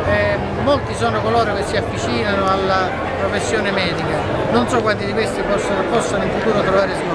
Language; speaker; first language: Italian; native; Italian